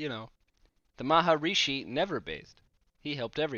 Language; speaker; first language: English; native; English